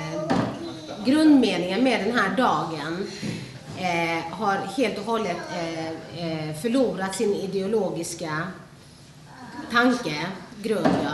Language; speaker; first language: Swedish; early bilingual, other home language; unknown